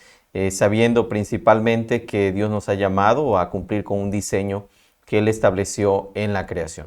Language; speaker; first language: Spanish; native; Spanish